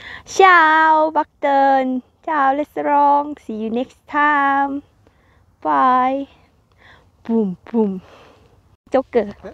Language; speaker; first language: English; non-native, learner; Thai